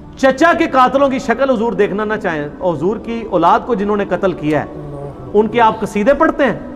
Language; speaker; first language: Urdu; non-native, local second language; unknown